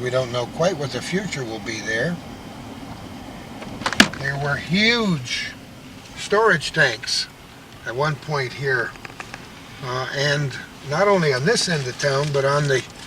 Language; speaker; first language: English; native; English